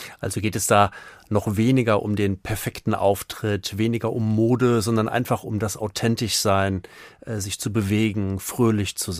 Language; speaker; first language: German; native; German